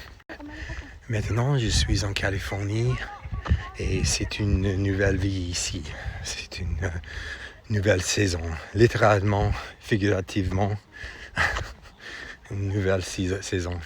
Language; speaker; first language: French; non-native, fluent; English